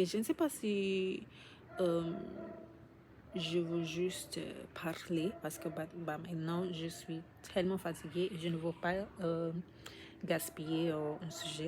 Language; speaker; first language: French; non-native, learner; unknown